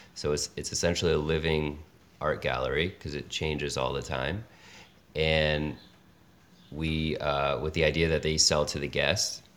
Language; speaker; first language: English; native; English